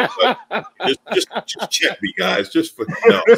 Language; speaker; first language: English; native; English